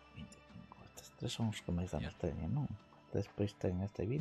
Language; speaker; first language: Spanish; non-native, local second language; Galician